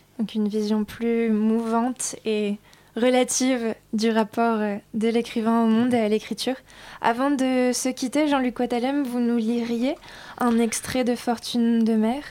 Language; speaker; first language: French; native; French